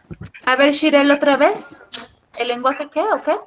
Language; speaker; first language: Spanish; native; Spanish